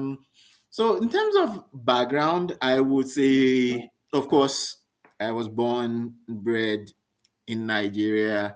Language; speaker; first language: English; non-native, local second language; Yoruba